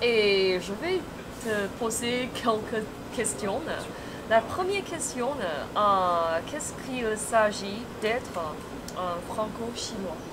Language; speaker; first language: French; non-native, fluent; Chinese